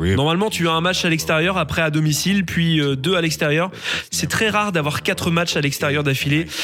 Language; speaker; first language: French; non-native, fluent; English